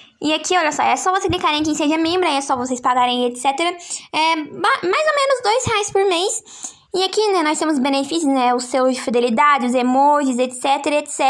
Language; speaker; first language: Portuguese; native; Portuguese